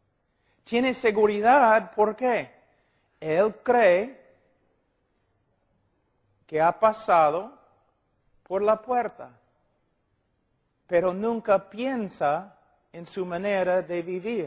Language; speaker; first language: Spanish; non-native, fluent; English